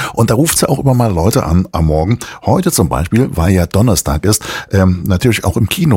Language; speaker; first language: German; native; German